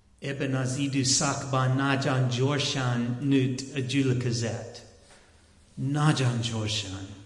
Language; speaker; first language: Hungarian; non-native, learner; English